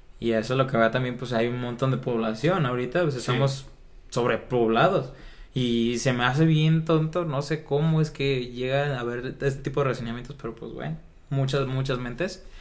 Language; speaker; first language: Spanish; native; Spanish